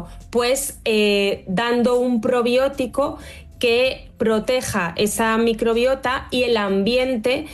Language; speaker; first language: Spanish; native; Spanish